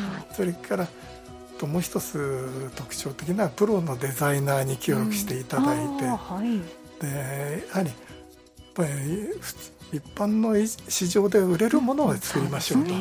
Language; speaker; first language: Japanese; native; Japanese